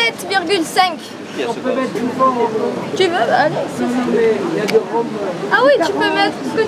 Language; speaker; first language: French; native; French